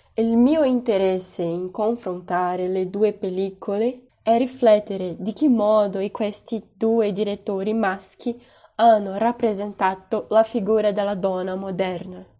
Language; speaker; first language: Italian; non-native, fluent; Portuguese